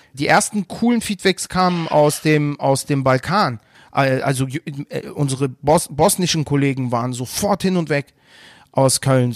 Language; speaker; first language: German; early bilingual, other home language; Turkish